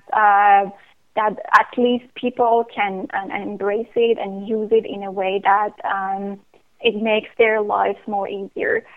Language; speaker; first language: English; non-native, fluent; Persian